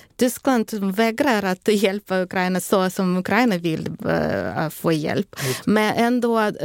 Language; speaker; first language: Swedish; non-native, fluent; Ukrainian